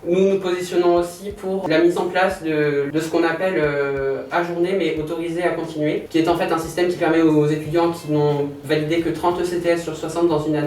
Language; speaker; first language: French; native; French